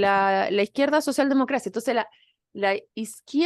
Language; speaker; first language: Spanish; native; Spanish